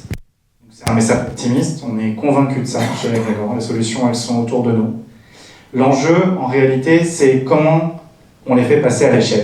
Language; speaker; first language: French; native; French